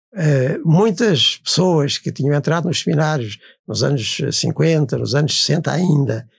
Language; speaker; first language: Portuguese; native; Portuguese